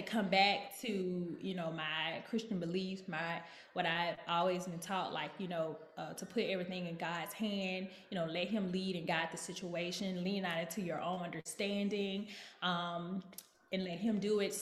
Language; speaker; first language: English; native; English